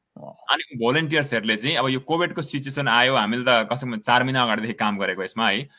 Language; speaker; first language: Nepali; native; Nepali